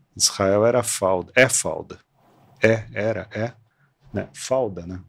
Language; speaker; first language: Portuguese; early bilingual, other home language; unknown